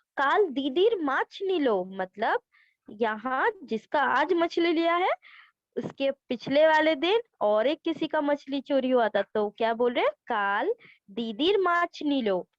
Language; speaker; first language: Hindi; non-native, local second language; Bangla